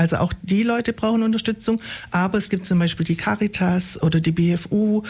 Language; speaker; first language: German; native; German